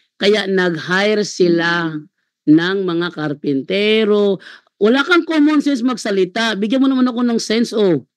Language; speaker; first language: Filipino; non-native, local second language; Cebuano